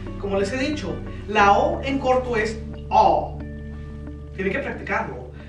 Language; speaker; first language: Spanish; native; Spanish